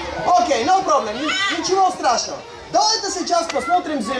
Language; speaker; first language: Russian; non-native, learner; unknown